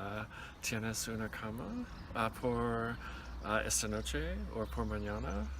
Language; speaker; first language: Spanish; non-native, learner; English